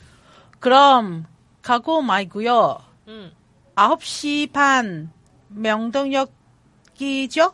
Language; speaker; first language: Korean; non-native, learner; Cantonese